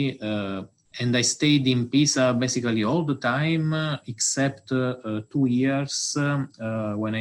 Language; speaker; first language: English; non-native, fluent; Italian